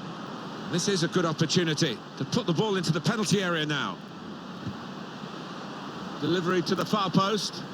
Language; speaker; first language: English; native; English